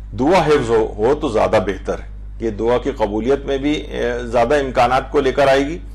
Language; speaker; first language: Urdu; native; Urdu